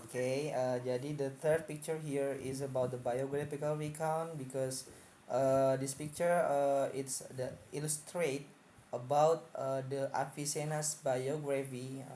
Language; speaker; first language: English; non-native, fluent; Indonesian